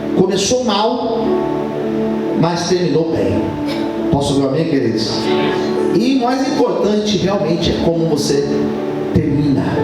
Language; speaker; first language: Portuguese; native; Portuguese